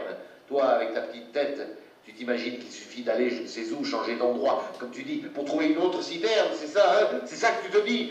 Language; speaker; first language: French; native; French